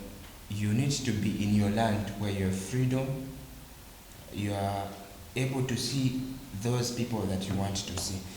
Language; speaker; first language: English; non-native, local second language; Bemba